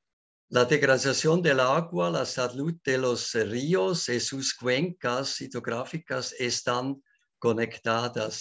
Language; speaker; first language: Spanish; non-native, learner; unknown